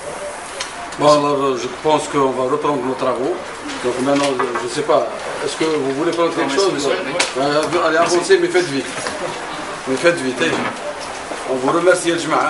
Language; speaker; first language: French; non-native, local second language; Arabic